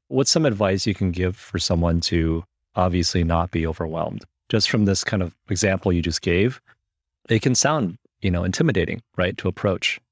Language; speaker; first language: English; early bilingual, other home language; Chinese